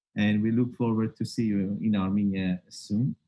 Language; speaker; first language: English; non-native, fluent; Armenian